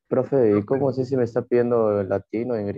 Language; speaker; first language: Spanish; native; Spanish